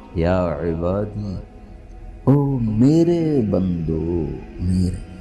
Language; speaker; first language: Urdu; non-native, local second language; Punjabi